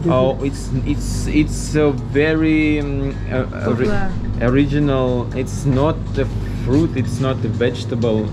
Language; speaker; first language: English; non-native, learner; Russian